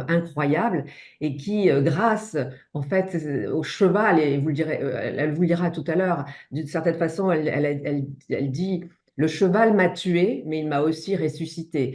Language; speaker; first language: French; native; French